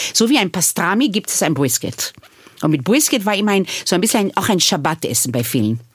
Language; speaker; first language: German; early bilingual, other home language; Hebrew